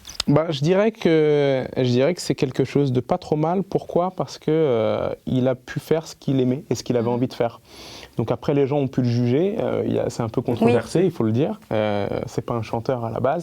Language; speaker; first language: French; native; French